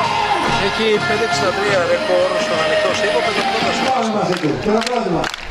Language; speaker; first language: Greek; native; Greek